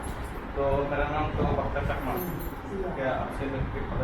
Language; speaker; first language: Hindi; non-native, local second language; Chakma